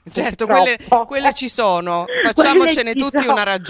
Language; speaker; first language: Italian; native; Italian